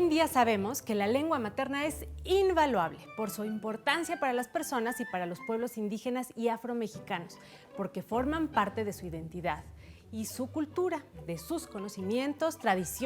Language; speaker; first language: Spanish; native; Spanish